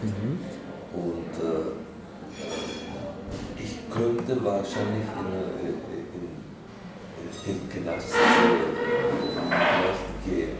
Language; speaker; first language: German; non-native, learner; Czech